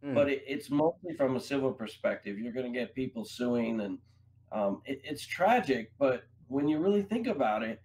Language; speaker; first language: English; native; English